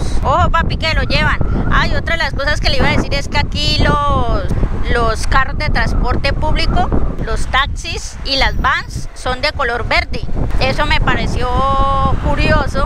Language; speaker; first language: Spanish; native; Spanish